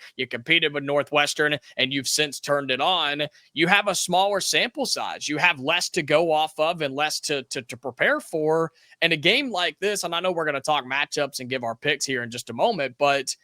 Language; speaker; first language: English; native; English